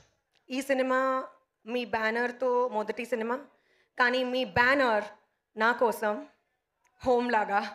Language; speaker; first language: Telugu; non-native, learner; Hindi